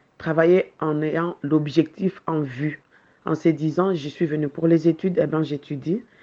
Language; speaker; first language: French; non-native, local second language; Lingala